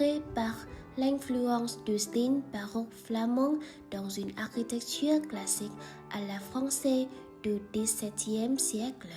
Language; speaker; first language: French; non-native, learner; Vietnamese